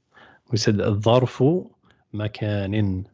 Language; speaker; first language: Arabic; non-native, fluent; English